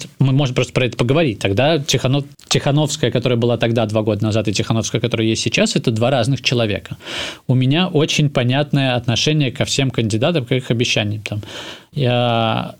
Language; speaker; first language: Russian; native; Russian